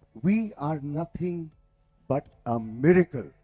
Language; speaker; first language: English; non-native, local second language; Urdu